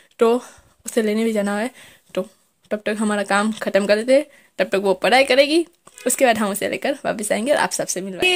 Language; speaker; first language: Hindi; non-native, local second language; Gujarati